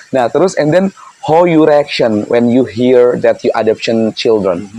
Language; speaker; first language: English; non-native, learner; Indonesian